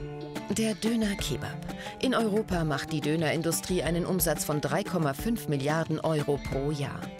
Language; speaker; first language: German; native; German